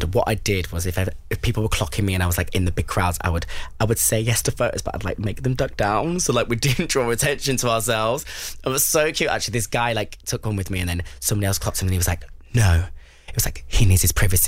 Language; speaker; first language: English; native; English